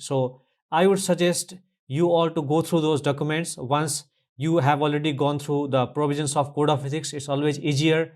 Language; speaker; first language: English; non-native, local second language; Nepali